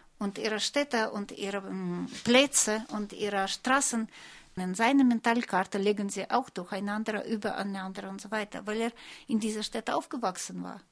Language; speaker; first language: German; non-native, fluent; Russian